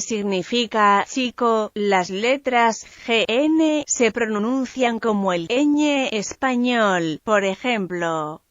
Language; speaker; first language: Spanish; non-native, fluent; French